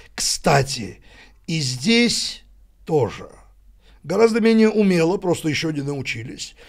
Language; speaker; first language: Russian; native; Russian